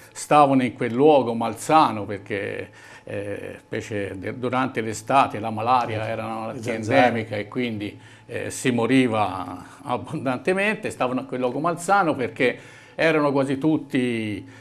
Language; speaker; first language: Italian; native; Italian